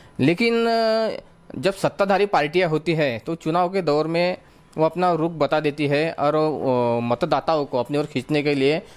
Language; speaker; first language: Hindi; non-native, local second language; Marathi